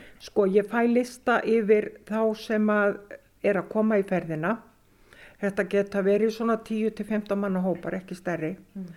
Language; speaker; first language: Icelandic; native; Icelandic